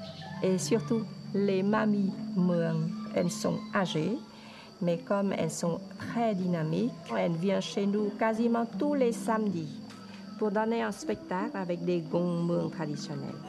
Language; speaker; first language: French; non-native, fluent; Vietnamese